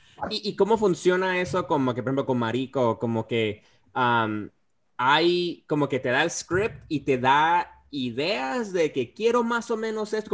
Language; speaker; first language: Spanish; early bilingual, heritage; Spanish